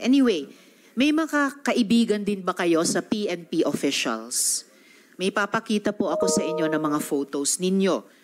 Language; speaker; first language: Filipino; native; Filipino